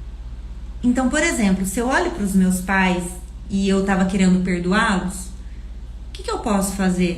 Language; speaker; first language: Portuguese; native; Portuguese